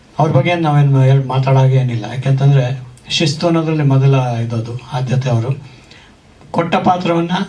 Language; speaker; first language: Kannada; native; Kannada